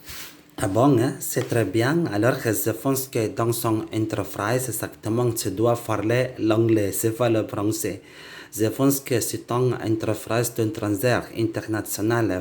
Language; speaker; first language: French; non-native, learner; Indonesian